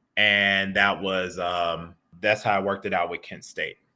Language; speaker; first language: English; native; English